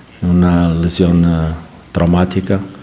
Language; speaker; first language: Spanish; non-native, fluent; Portuguese